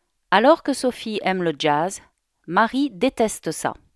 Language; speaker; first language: French; native; French